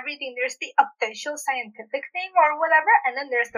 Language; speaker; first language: English; native; English